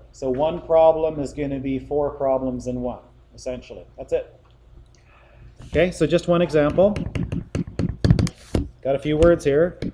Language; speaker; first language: English; native; English